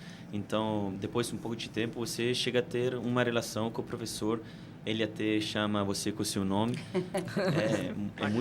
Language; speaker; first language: Portuguese; non-native, fluent; Italian